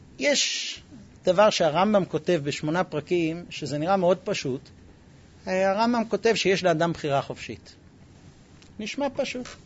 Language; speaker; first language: Hebrew; non-native, fluent; English